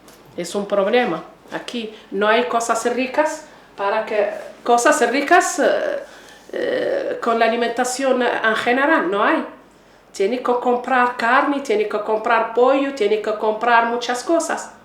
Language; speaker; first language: Spanish; non-native, fluent; Arabic